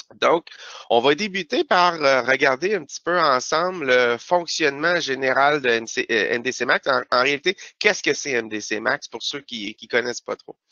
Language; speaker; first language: French; native; French